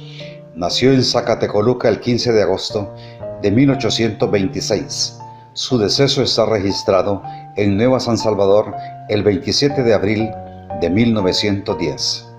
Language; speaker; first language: Spanish; native; Spanish